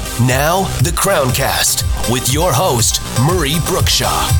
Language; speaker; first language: English; native; English